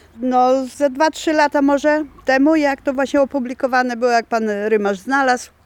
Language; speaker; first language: Polish; native; Polish